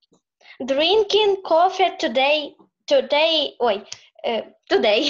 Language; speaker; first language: English; non-native, learner; Russian